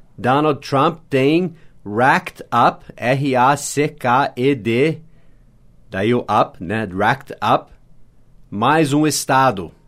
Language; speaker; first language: Portuguese; non-native, fluent; English